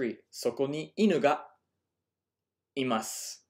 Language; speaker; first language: Japanese; non-native, fluent; English